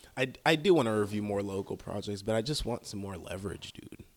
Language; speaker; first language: English; early bilingual, other home language; French